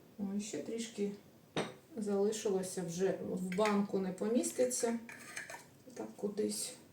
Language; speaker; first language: Ukrainian; native; Ukrainian